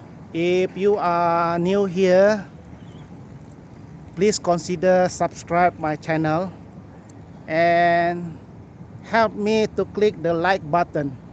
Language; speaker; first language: English; non-native, local second language; Malay